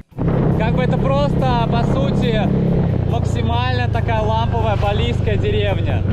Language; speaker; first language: Russian; native; Russian